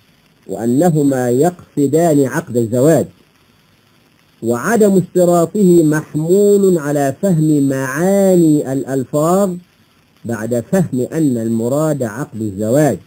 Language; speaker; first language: Arabic; native; Arabic